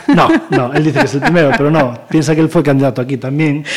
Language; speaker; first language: Spanish; native; Spanish